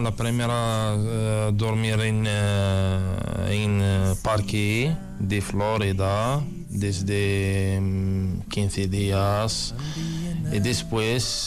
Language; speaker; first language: Spanish; non-native, learner; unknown